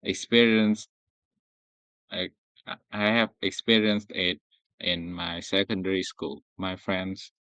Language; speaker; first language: English; non-native, learner; Vietnamese